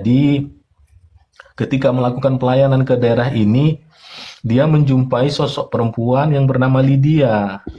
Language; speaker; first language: Indonesian; native; Indonesian